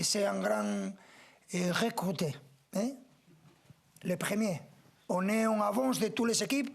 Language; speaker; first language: French; non-native, fluent; Spanish